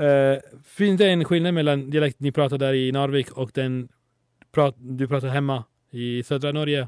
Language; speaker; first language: Swedish; non-native, learner; Italian